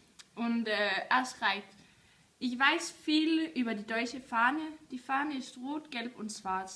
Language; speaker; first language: German; non-native, learner; Danish